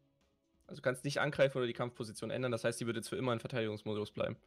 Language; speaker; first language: German; native; German